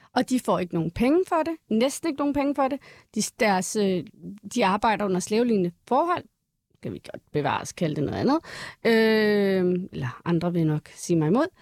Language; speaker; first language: Danish; early bilingual, other home language; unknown